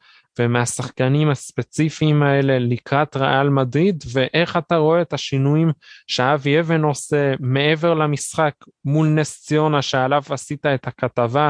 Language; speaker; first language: Hebrew; native; Hebrew